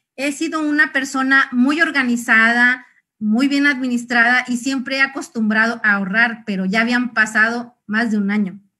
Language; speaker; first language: Spanish; native; Spanish